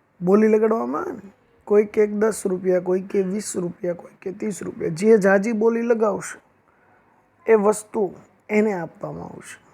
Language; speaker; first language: Gujarati; native; Gujarati